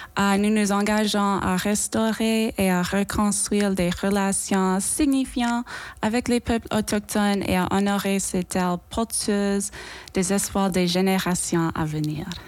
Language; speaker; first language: French; non-native, local second language; English